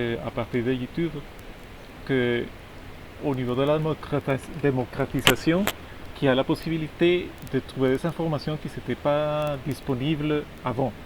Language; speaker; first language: French; non-native, fluent; Spanish